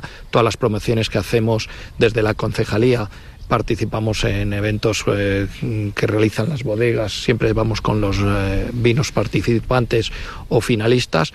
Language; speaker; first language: Spanish; native; Spanish